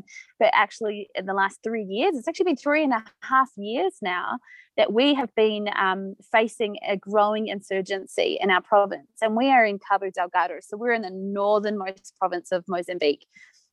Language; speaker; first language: English; native; English